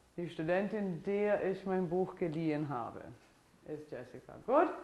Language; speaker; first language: German; non-native, fluent; English